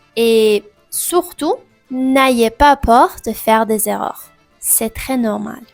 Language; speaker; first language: French; non-native, fluent; Persian